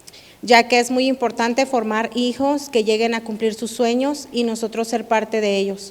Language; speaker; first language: Spanish; native; Spanish